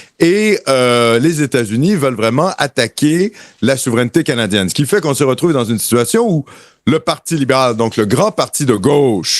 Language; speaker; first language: French; native; French